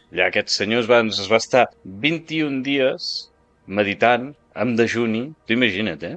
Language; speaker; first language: Catalan; native; Catalan